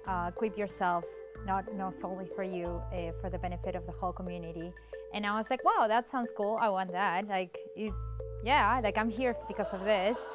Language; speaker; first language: English; non-native, fluent; Spanish